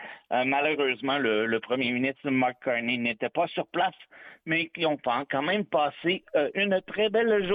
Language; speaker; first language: French; native; French